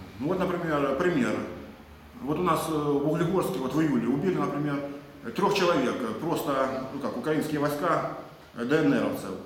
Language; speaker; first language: Russian; native; Russian